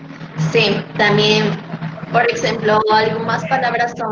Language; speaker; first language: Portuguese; non-native, learner; Spanish